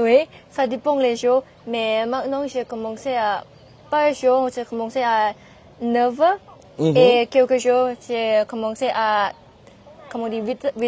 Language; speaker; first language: French; non-native, learner; Thai